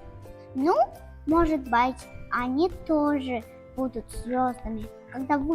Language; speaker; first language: Russian; non-native, local second language; Tajik